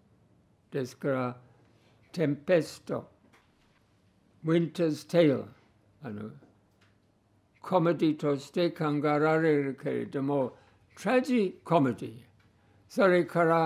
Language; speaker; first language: Japanese; non-native, fluent; English